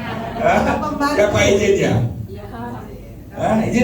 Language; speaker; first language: Indonesian; non-native, learner; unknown